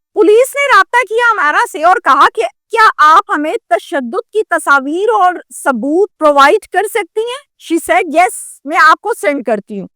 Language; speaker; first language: Urdu; native; Urdu